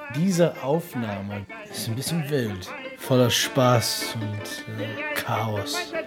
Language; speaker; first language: German; non-native, fluent; English